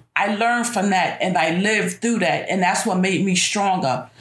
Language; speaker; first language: English; native; English